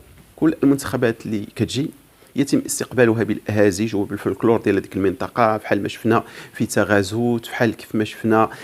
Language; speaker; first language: Arabic; native; Arabic